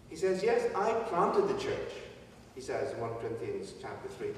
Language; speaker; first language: English; native; English